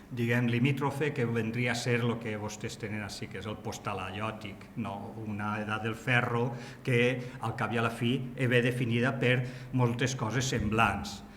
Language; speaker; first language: Catalan; native; Catalan